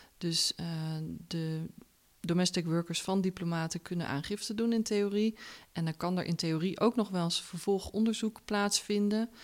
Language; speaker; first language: Dutch; native; Dutch